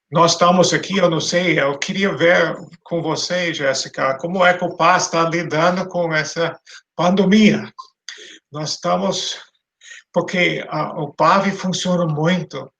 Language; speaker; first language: Portuguese; non-native, fluent; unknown